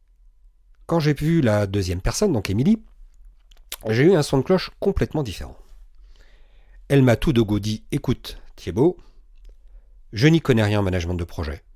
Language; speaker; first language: French; native; French